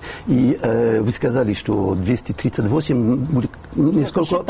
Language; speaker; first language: Russian; non-native, fluent; French